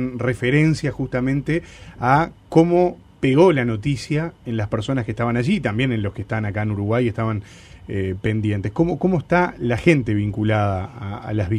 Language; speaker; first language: Spanish; native; Spanish